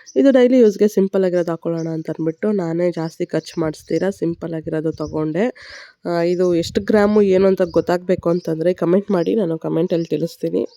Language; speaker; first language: Kannada; native; Kannada